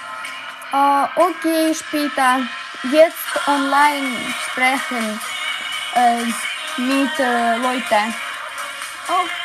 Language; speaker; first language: German; non-native, learner; Russian